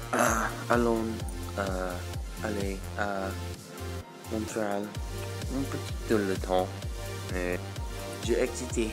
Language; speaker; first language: French; non-native, learner; English